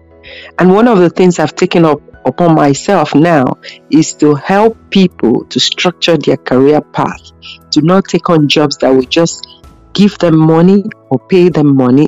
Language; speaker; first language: English; non-native, local second language; Yoruba